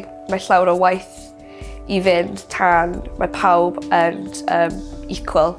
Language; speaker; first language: Welsh; non-native, local second language; English